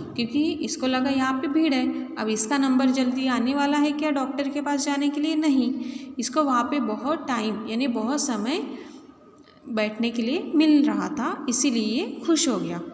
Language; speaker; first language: Hindi; non-native, local second language; Marathi